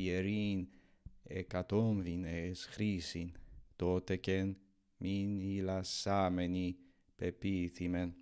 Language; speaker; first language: Greek; non-native, learner; English